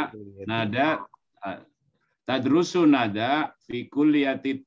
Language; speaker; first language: Arabic; non-native, learner; Indonesian